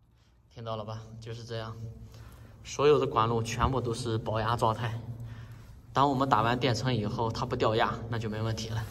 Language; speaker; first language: Chinese; native; Chinese